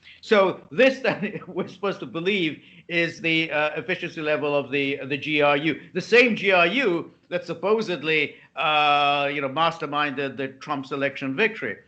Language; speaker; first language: English; native; English